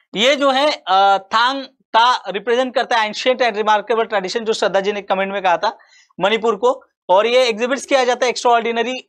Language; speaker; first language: Hindi; non-native, local second language; Marathi